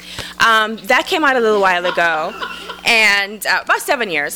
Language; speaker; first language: English; early bilingual, other home language; Jamaican Creole English